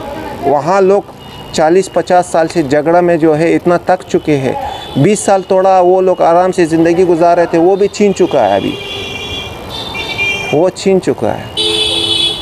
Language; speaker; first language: Hindi; non-native, local second language; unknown